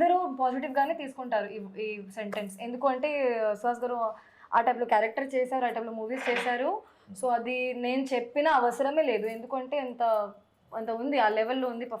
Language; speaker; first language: Telugu; non-native, local second language; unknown